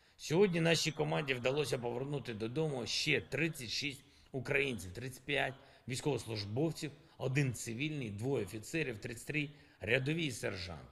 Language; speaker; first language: Ukrainian; non-native, local second language; Russian